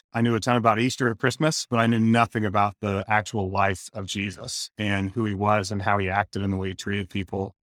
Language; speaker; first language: English; native; English